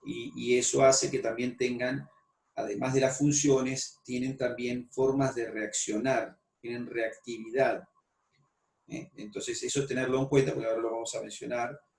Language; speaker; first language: Spanish; native; Spanish